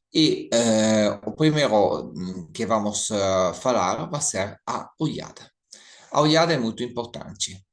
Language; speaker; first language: Portuguese; non-native, learner; Italian